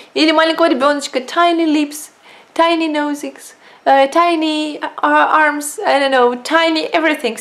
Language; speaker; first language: Russian; native; Russian